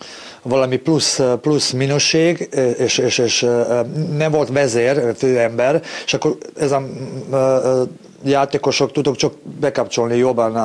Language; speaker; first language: Hungarian; non-native, learner; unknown